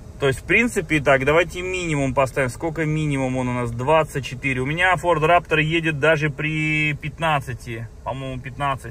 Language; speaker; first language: Russian; native; Russian